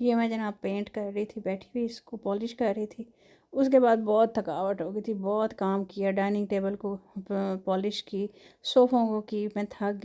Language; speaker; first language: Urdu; non-native, local second language; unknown